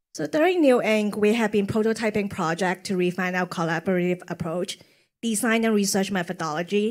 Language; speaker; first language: English; non-native, local second language; Cantonese